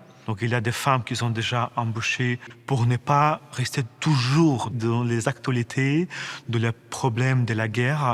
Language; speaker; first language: French; non-native, fluent; Ukrainian